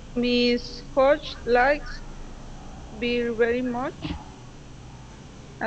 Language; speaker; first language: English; non-native, learner; Spanish